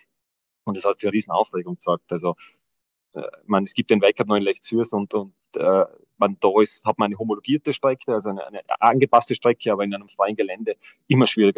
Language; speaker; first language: German; native; German